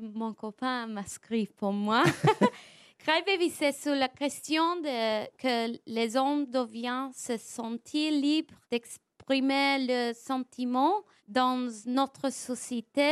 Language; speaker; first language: French; non-native, learner; English